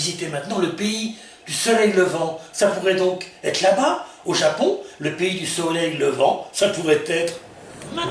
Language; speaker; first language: French; native; French